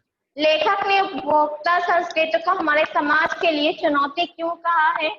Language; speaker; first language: Hindi; native; Hindi